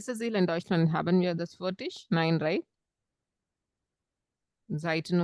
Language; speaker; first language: German; non-native, fluent; Tamil